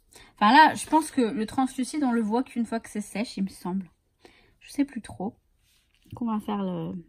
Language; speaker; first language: French; native; French